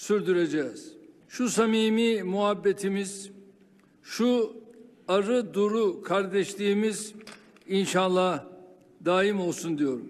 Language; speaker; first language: Turkish; native; Turkish